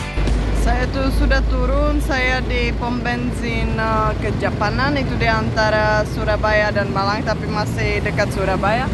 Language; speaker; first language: Indonesian; non-native, fluent; Czech